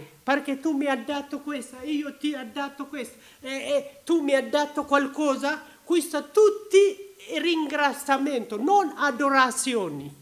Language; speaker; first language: Italian; non-native, learner; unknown